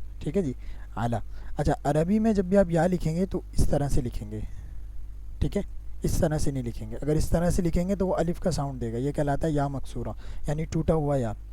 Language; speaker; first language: Urdu; native; Urdu